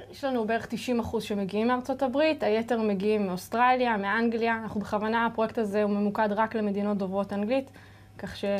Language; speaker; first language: Hebrew; native; Hebrew